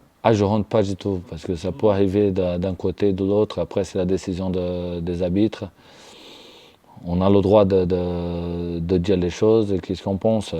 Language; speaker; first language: French; non-native, fluent; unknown